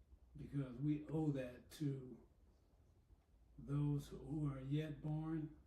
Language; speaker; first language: English; native; English